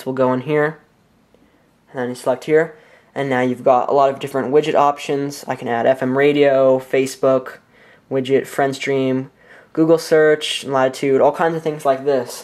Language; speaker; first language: English; native; English